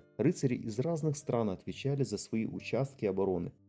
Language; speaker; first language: Russian; native; Russian